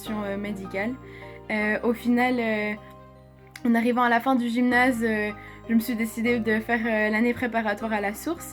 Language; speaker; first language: French; native; French